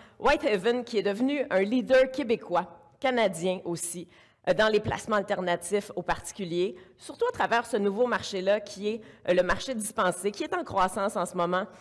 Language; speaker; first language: French; native; French